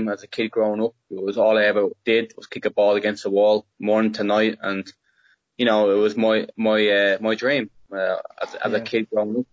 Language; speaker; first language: English; native; English